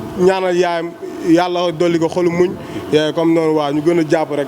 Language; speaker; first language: Wolof; native; Wolof